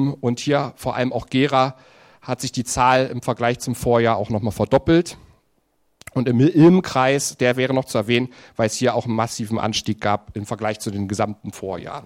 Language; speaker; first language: German; native; German